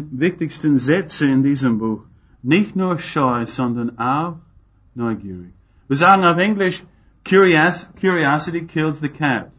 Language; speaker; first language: German; non-native, fluent; English